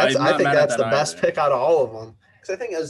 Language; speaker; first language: English; native; English